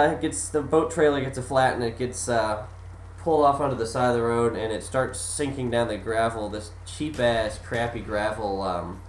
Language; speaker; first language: English; native; English